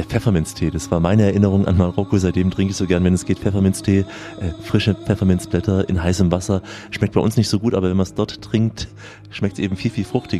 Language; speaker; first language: German; native; German